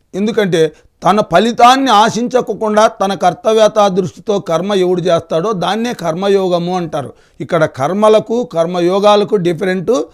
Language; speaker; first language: Telugu; native; Telugu